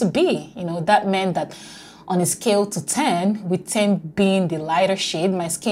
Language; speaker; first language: English; non-native, local second language; Igbo